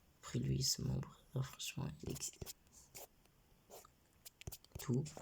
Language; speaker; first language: French; native; French